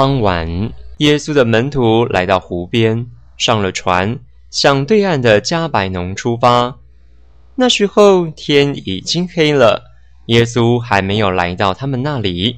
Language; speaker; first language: Chinese; native; Chinese